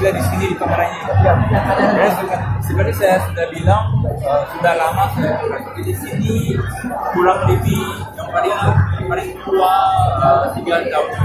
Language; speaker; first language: Indonesian; non-native, fluent; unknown